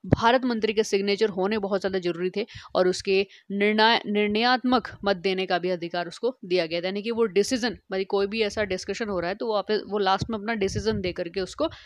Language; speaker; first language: Hindi; native; Hindi